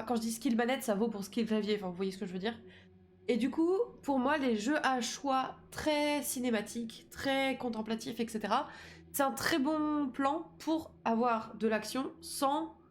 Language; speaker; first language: French; native; French